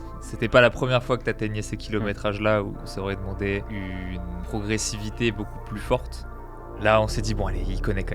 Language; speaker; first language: French; native; French